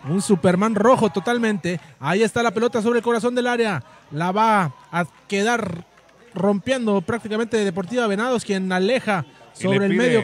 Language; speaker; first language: Spanish; native; Spanish